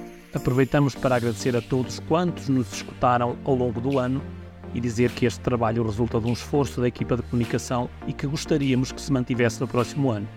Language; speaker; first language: Portuguese; native; Portuguese